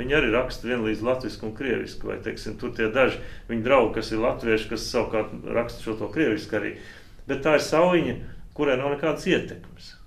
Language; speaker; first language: Latvian; native; Latvian